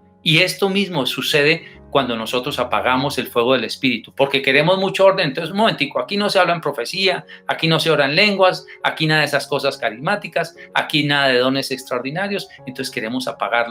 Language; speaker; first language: Spanish; native; Spanish